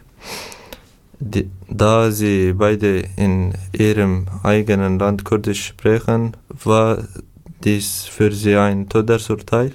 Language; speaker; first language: German; non-native, learner; Turkish